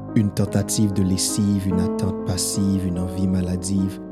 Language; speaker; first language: French; non-native, local second language; Haitian Creole